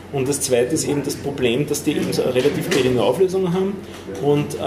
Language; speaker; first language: German; native; German